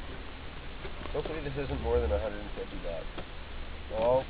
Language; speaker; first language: English; native; English